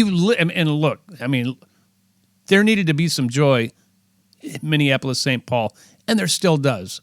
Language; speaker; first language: English; native; English